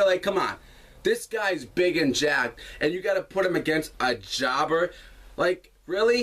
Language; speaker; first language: English; native; English